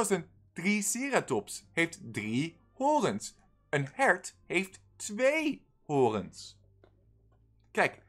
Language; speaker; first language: Dutch; non-native, fluent; English